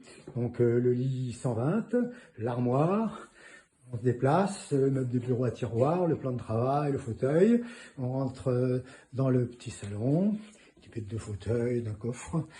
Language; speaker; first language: French; native; French